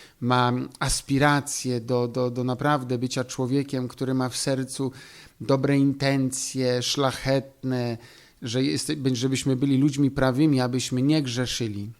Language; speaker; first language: Polish; native; Polish